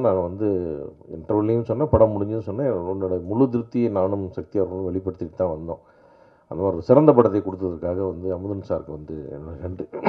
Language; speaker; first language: Tamil; native; Tamil